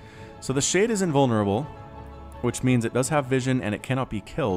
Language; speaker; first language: English; native; English